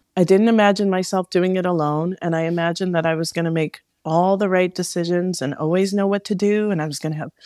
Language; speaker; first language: English; native; English